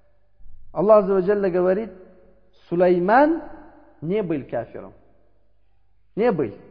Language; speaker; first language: Russian; non-native, learner; Uzbek